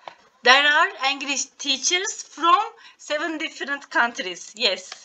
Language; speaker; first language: English; non-native, learner; Turkish